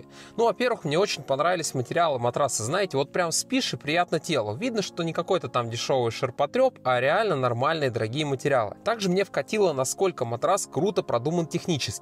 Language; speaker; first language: Russian; native; Russian